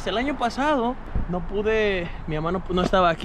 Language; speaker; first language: Spanish; native; Spanish